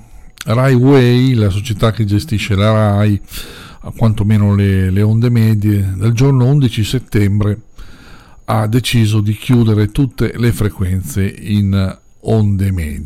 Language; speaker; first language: Italian; native; Italian